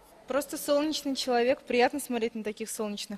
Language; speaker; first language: Russian; native; Russian